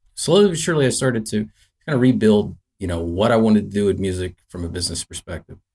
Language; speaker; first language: English; native; English